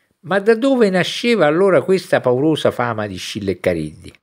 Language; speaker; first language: Italian; native; Italian